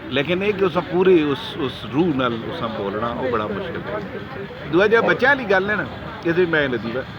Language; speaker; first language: Urdu; non-native, local second language; Punjabi